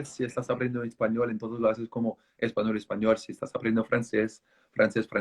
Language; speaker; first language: Spanish; non-native, fluent; French